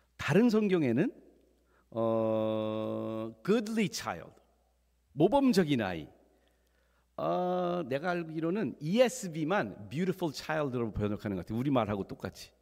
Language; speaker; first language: Korean; early bilingual, heritage; Korean